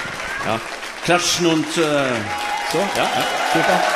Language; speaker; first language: German; non-native, learner; Norwegian